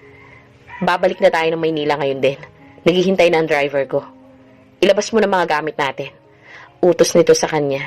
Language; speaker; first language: Filipino; native; Filipino